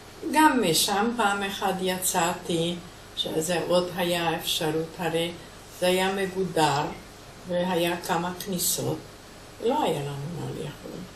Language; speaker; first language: Hebrew; non-native, fluent; Hungarian